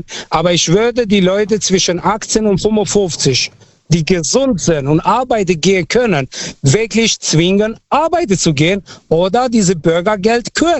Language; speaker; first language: German; non-native, fluent; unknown